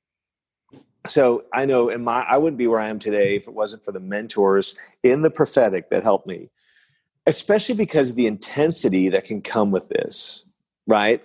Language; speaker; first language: English; non-native, fluent; French